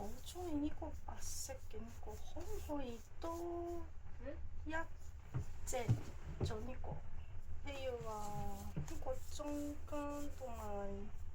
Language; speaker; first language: Cantonese; non-native, fluent; Japanese